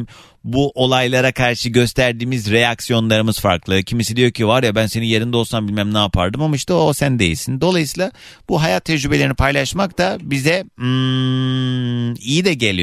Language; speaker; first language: Turkish; native; Turkish